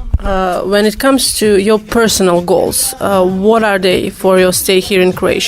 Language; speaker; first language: English; non-native, fluent; Croatian